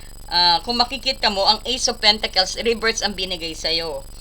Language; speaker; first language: Filipino; native; Filipino